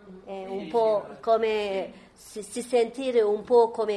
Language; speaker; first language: Italian; non-native, learner; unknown